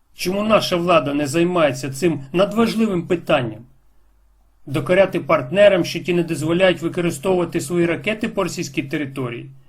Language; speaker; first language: Ukrainian; non-native, local second language; Russian